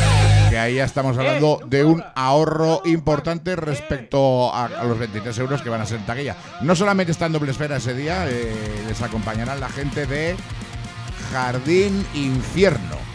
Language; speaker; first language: Spanish; native; Spanish